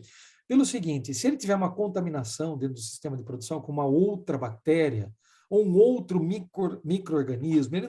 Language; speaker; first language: Portuguese; native; Portuguese